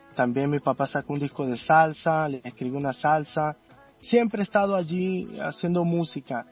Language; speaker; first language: Spanish; native; Spanish